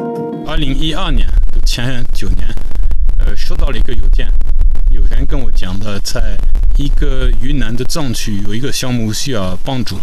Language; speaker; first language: Chinese; non-native, fluent; French